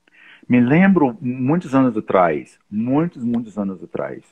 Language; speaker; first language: Portuguese; non-native, fluent; English